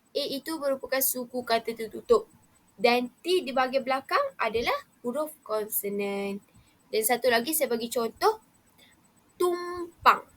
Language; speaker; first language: Malay; native; Malay